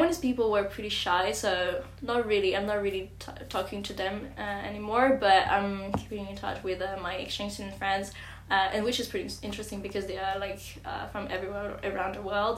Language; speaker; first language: English; non-native, fluent; French